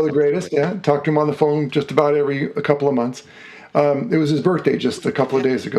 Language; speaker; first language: English; native; English